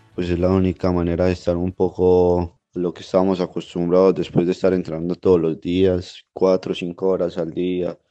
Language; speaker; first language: Spanish; native; Spanish